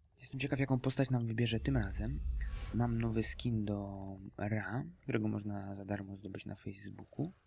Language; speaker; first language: Polish; native; Polish